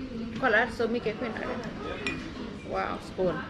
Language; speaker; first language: Swedish; non-native, learner; Thai